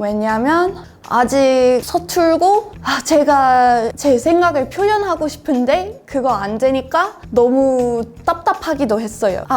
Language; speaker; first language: Korean; non-native, fluent; English